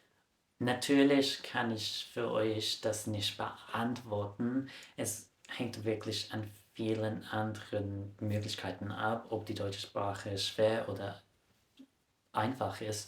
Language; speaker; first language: German; non-native, fluent; English